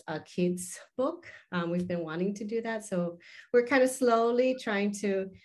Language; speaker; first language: English; early bilingual, other home language; Spanish